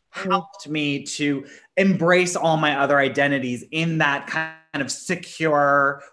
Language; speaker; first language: English; early bilingual, other home language; Urdu